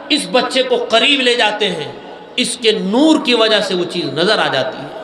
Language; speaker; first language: Urdu; native; Urdu